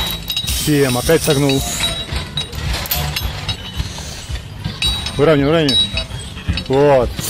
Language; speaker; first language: Russian; native; Russian